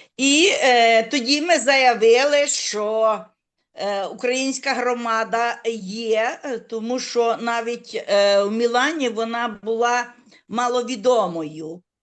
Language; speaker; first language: Ukrainian; native; Ukrainian